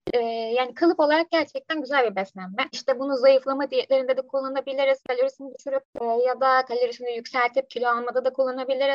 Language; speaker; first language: Turkish; native; Turkish